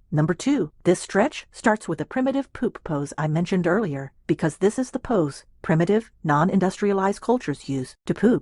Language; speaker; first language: English; native; English